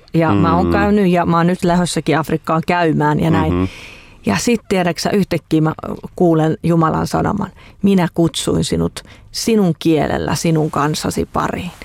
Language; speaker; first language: Finnish; native; Finnish